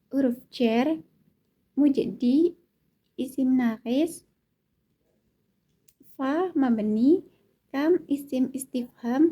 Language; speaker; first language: Arabic; non-native, learner; Indonesian